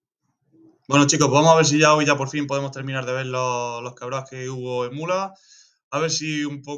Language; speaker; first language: Spanish; native; Spanish